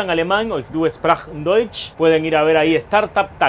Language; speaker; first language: Spanish; native; Spanish